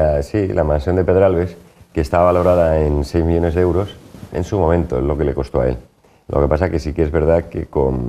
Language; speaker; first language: Spanish; native; Spanish